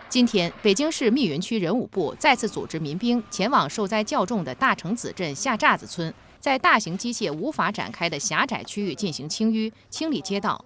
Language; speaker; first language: Chinese; native; Chinese